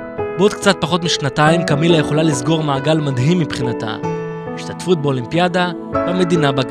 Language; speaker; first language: Hebrew; native; Hebrew